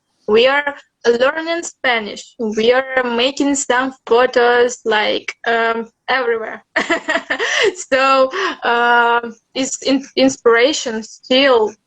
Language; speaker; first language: English; non-native, learner; Russian